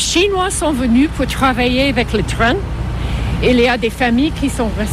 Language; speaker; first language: French; non-native, fluent; English